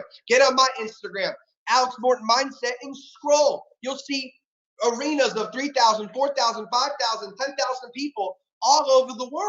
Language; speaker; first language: English; native; English